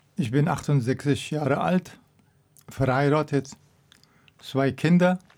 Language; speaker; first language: German; non-native, fluent; Persian